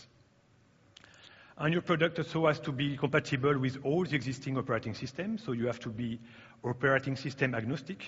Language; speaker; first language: English; non-native, fluent; French